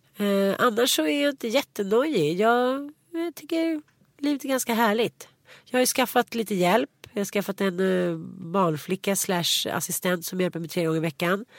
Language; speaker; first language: Swedish; native; Swedish